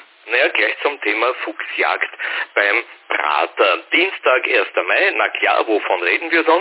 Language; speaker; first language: German; native; German